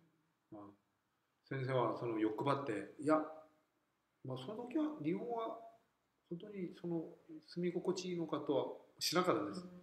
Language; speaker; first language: Japanese; non-native, fluent; Korean